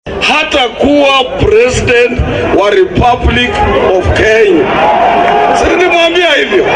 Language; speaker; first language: Swahili; non-native, local second language; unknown